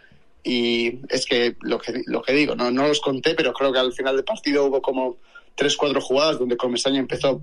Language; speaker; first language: Spanish; native; Spanish